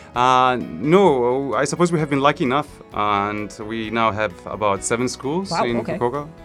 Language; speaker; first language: English; non-native, fluent; Greek